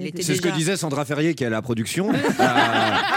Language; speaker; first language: French; native; French